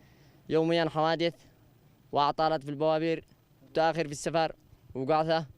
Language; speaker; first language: Arabic; native; Arabic